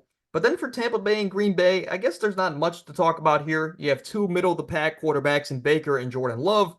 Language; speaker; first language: English; native; English